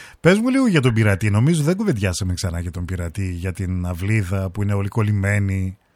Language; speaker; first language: Greek; native; Greek